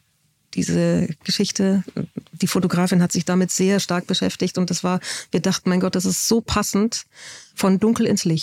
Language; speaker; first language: German; native; German